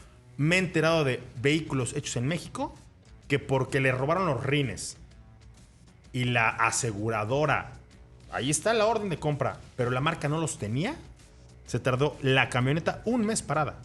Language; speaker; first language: Spanish; native; Spanish